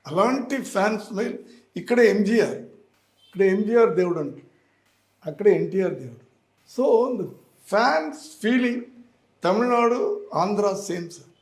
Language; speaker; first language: Telugu; non-native, learner; Tamil